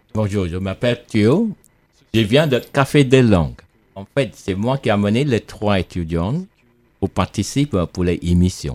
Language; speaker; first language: French; non-native, fluent; Chinese